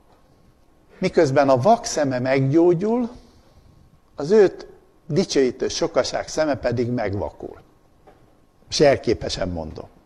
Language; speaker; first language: Hungarian; native; Hungarian